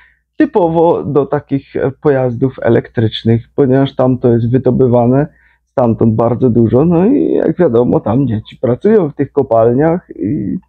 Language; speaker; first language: Polish; native; Polish